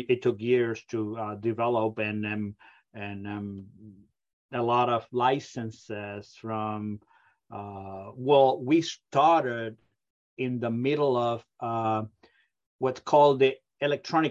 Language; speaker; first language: English; non-native, fluent; Spanish